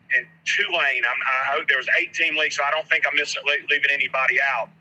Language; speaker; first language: English; native; English